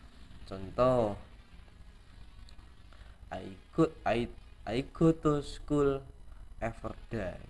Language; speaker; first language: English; non-native, learner; Indonesian